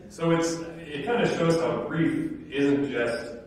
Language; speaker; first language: English; native; English